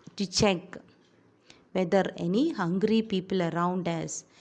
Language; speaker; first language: English; non-native, local second language; Malayalam